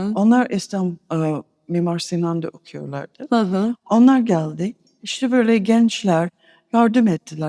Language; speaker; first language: Turkish; non-native, fluent; English